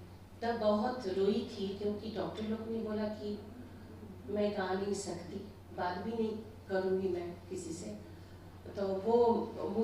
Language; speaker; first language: Hindi; non-native, local second language; Bangla